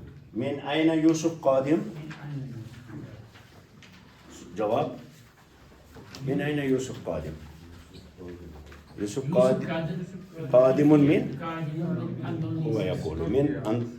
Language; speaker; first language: Arabic; non-native, fluent; Kashmiri